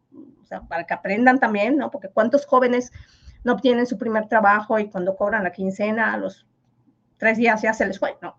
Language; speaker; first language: Spanish; non-native, local second language; Yucateco